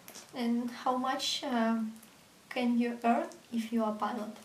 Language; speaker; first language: English; non-native, learner; Russian